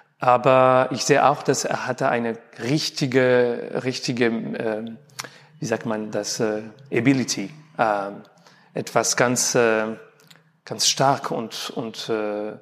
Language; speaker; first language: German; non-native, learner; French